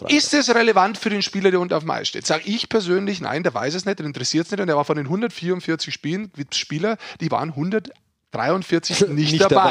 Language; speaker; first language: German; native; German